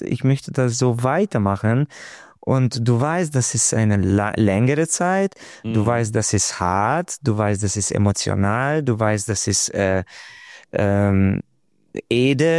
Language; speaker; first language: German; non-native, learner; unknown